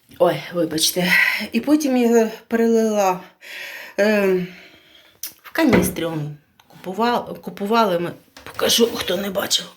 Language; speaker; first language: Ukrainian; non-native, local second language; Russian